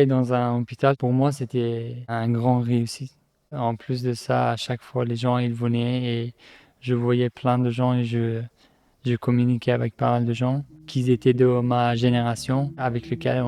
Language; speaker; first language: French; non-native, fluent; Persian